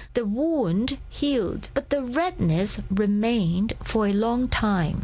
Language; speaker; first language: English; non-native, local second language; Cantonese